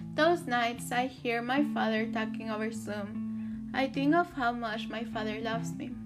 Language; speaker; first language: English; early bilingual, other home language; Spanish